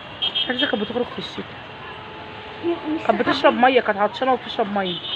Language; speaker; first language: Arabic; native; Arabic